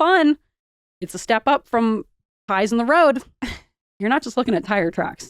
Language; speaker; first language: English; native; English